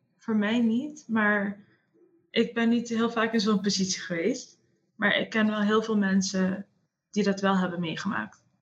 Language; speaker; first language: Dutch; native; Dutch